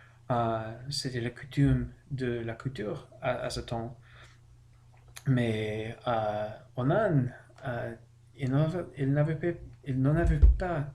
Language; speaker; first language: French; non-native, learner; English